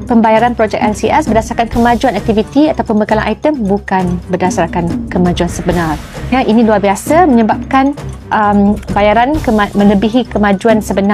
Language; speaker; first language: Malay; native; Malay